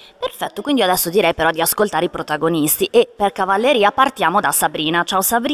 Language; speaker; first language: Italian; native; Italian